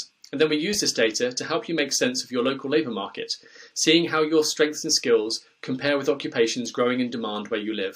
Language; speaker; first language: English; native; English